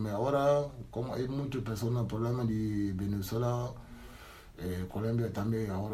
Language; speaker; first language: Spanish; non-native, learner; Wolof